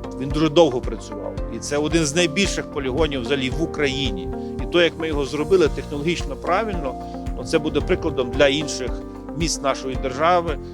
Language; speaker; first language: Ukrainian; native; Ukrainian